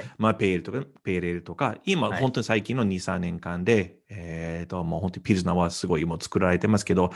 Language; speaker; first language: Japanese; non-native, fluent; English